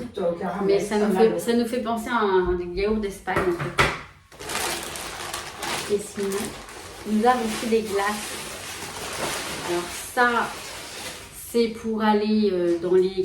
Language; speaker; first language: French; native; French